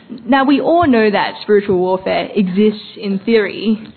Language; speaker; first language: English; early bilingual, other home language; Chinese